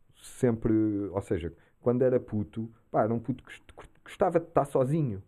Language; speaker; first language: Portuguese; early bilingual, heritage; Portuguese